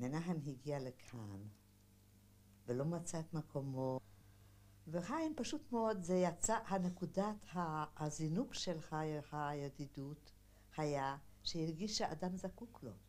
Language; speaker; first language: Hebrew; non-native, fluent; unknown